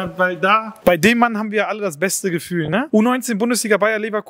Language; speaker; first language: German; native; German